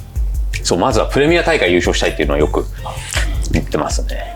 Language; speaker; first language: Japanese; native; Japanese